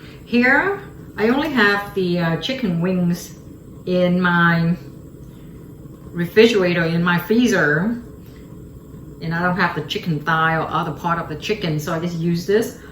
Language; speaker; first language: English; early bilingual, other home language; Vietnamese